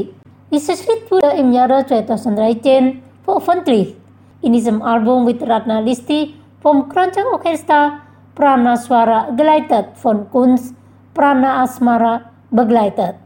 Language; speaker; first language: German; non-native, fluent; Indonesian